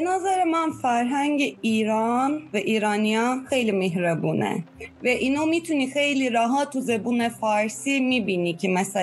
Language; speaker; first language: Persian; non-native, fluent; Turkish